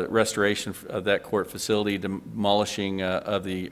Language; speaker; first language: English; native; English